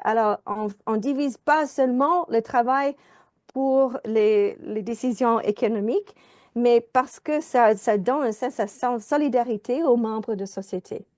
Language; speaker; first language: French; non-native, fluent; English